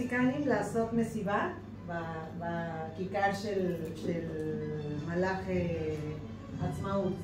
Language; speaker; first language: Hebrew; non-native, learner; Spanish